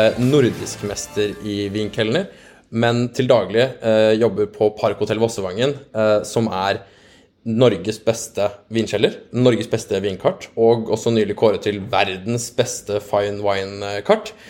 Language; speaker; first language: Norwegian; native; Norwegian